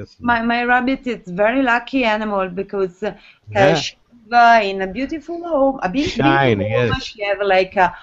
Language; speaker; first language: English; non-native, learner; Italian